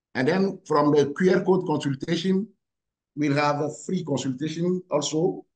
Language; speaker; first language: English; non-native, learner; Ewe